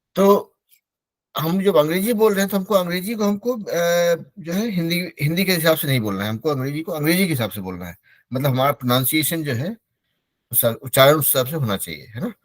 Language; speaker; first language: Hindi; native; Hindi